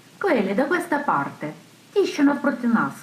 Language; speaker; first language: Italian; non-native, fluent; Ukrainian